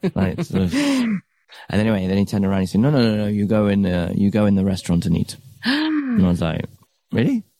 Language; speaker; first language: English; native; English